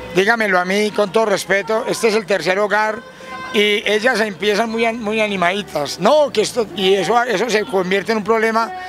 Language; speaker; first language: Spanish; native; Spanish